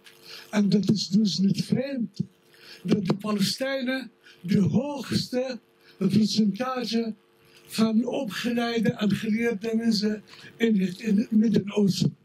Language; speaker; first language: Dutch; non-native, fluent; Arabic